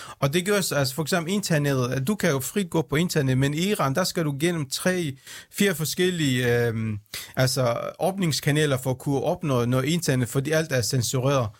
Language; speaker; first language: Danish; early bilingual, other home language; Central Kurdish